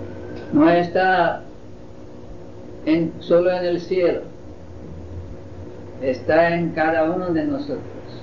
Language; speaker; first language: Spanish; non-native, fluent; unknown